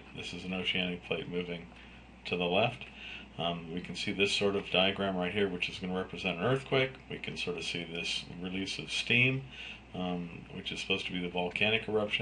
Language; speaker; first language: English; native; English